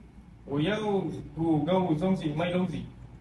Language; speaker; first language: Chinese; non-native, learner; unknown